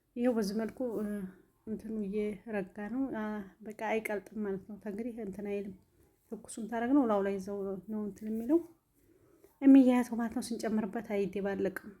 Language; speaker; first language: Amharic; native; Amharic